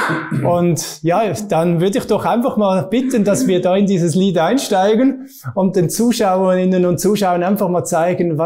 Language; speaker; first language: German; native; German